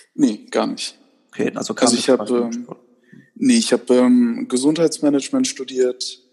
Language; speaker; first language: German; native; German